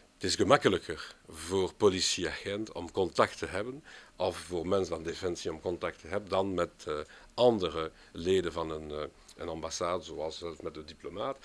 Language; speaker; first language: Dutch; non-native, local second language; French